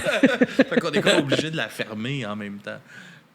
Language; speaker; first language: French; native; French